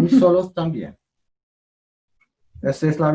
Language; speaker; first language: Spanish; non-native, learner; English